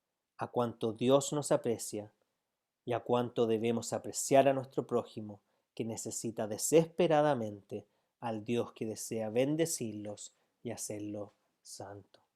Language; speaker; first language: Spanish; native; Spanish